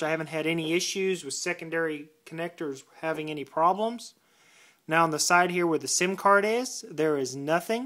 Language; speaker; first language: English; native; English